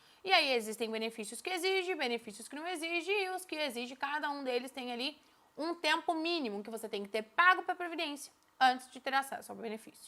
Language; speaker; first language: Portuguese; native; Portuguese